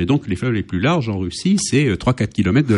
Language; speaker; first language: French; native; French